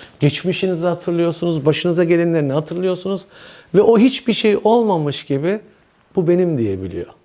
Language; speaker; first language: Turkish; early bilingual, heritage; Turkish